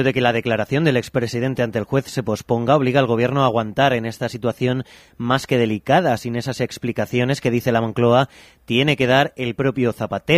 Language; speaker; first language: Spanish; native; Spanish